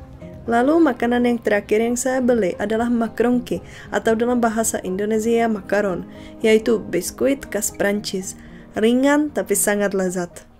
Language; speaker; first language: Indonesian; non-native, fluent; Czech